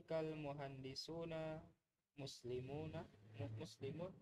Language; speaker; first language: Indonesian; native; Indonesian